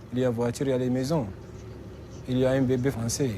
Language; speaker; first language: French; non-native, learner; Arabic